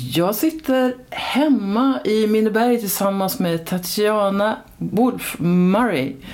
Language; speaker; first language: Swedish; native; Swedish